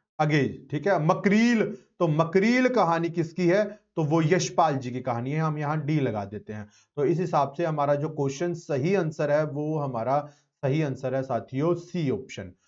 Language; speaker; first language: Hindi; non-native, local second language; Punjabi